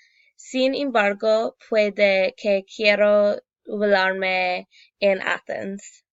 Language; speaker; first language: Spanish; non-native, learner; English